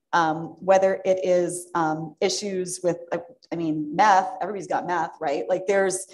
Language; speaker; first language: English; native; English